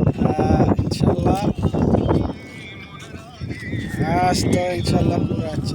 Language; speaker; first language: Hindi; non-native, learner; Bangla